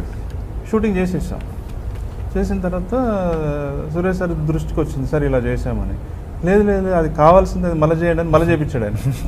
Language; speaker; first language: Telugu; native; Telugu